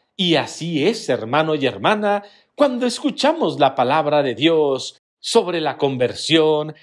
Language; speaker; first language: Spanish; native; Spanish